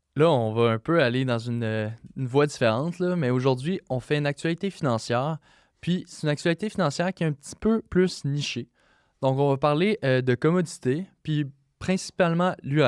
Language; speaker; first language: French; native; French